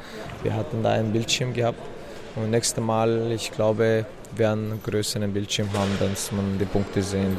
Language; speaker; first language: German; non-native, fluent; Chechen